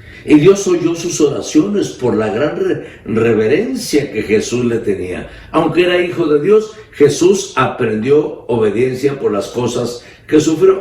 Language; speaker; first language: Spanish; native; Spanish